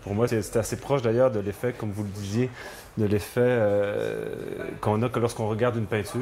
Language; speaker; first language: French; native; French